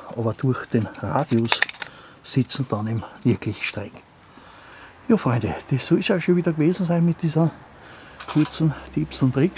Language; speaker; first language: German; native; German